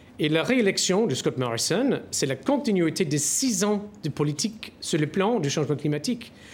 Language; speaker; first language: French; non-native, fluent; English